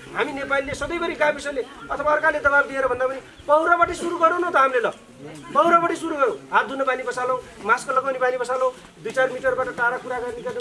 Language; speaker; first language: Nepali; non-native, local second language; Dangaura Tharu